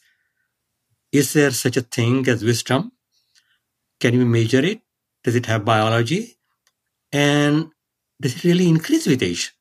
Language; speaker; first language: English; non-native, local second language; Marathi